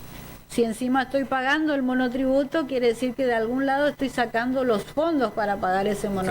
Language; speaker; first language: Spanish; native; Spanish